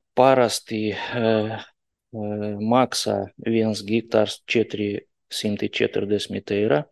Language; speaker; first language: Latvian; non-native, local second language; Russian